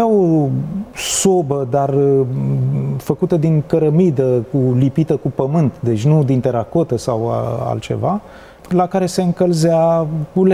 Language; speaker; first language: Romanian; native; Romanian